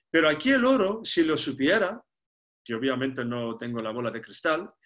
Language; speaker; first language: Spanish; non-native, fluent; Greek